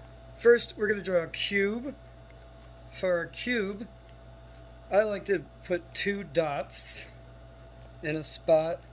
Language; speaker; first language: English; native; English